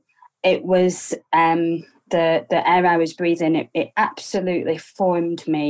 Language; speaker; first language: English; native; English